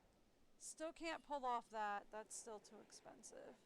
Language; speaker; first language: English; native; English